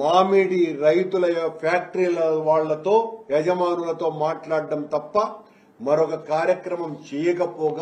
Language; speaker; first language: Telugu; native; Telugu